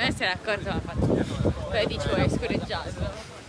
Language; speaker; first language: Italian; native; Italian